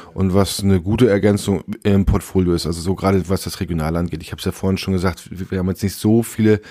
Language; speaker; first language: German; native; German